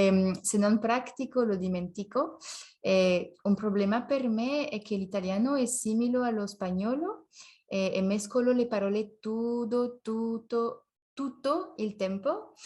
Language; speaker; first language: Italian; non-native, learner; French